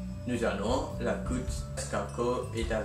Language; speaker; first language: French; non-native, learner; Dutch